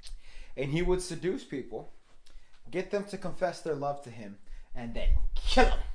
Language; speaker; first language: English; native; English